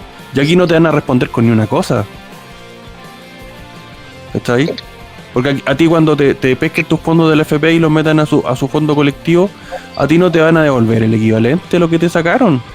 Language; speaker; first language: Spanish; native; Spanish